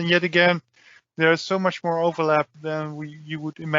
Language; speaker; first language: English; non-native, fluent; Dutch